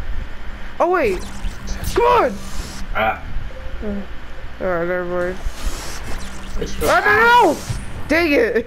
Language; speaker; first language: English; native; English